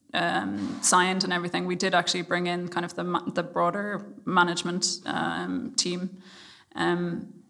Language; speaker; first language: English; native; English